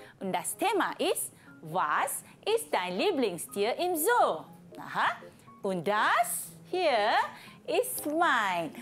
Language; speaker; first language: German; non-native, fluent; Malay